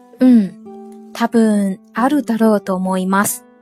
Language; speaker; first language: Japanese; non-native, fluent; Chinese